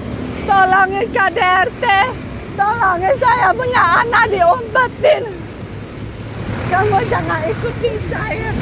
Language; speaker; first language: Chinese; non-native, fluent; Indonesian